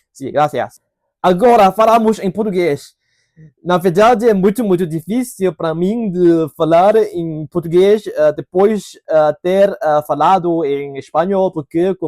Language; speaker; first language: Portuguese; non-native, fluent; Cantonese